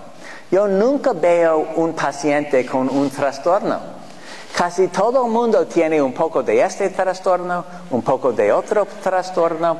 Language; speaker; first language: Spanish; non-native, fluent; English